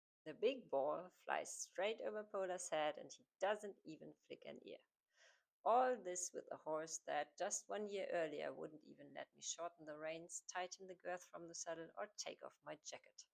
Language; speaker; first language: English; non-native, fluent; German